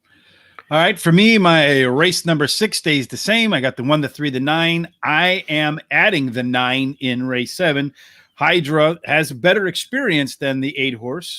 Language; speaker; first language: English; native; English